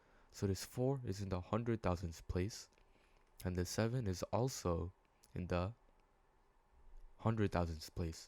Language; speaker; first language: English; native; English